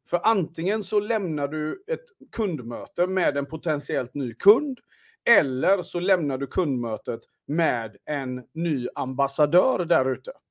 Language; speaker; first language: Swedish; native; Swedish